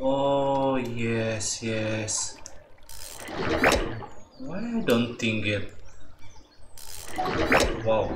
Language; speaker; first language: English; non-native, learner; Indonesian